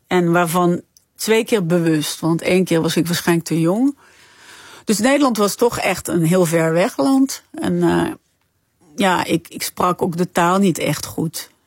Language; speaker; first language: Dutch; early bilingual, other home language; French